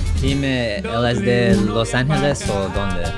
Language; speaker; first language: Spanish; non-native, learner; English